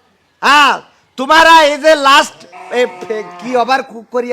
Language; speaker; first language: Hindi; non-native, learner; Bangla